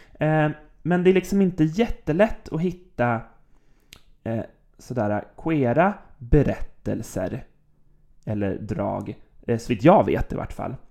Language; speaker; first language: Swedish; native; Swedish